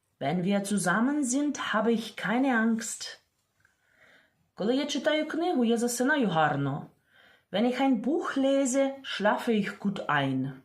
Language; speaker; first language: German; non-native, fluent; Ukrainian